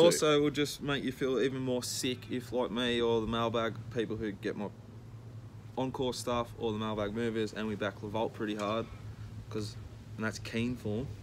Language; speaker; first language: English; native; English